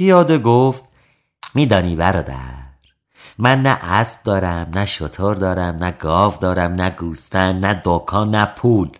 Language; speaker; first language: Persian; native; Persian